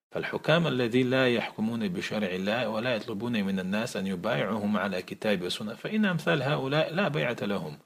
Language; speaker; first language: Arabic; non-native, fluent; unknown